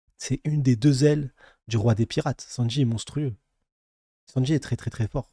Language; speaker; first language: French; native; French